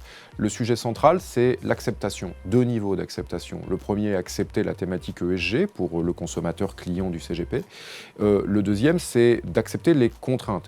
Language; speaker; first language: French; native; French